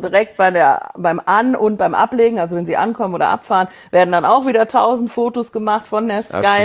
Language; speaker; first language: German; native; German